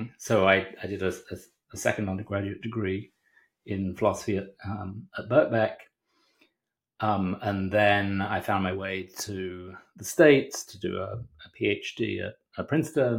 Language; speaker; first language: English; native; English